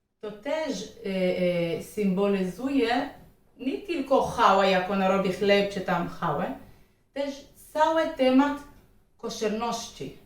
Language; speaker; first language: Polish; non-native, learner; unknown